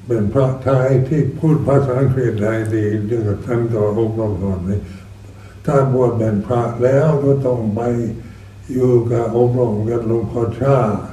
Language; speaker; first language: Thai; non-native, fluent; English